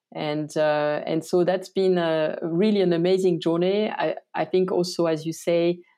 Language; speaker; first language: English; non-native, fluent; French